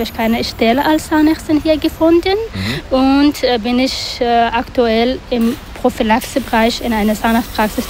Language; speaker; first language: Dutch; non-native, learner; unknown